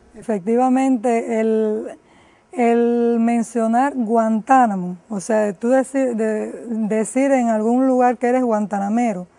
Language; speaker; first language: Spanish; native; Spanish